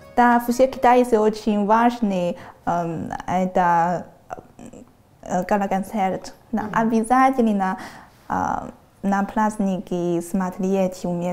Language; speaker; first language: Russian; non-native, learner; Chinese